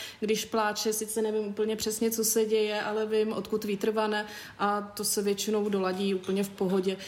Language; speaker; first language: Czech; native; Czech